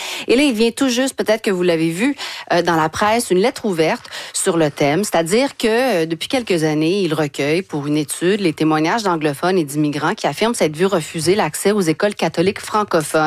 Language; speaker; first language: French; native; French